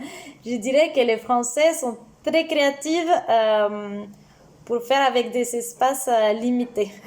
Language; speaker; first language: French; non-native, fluent; Spanish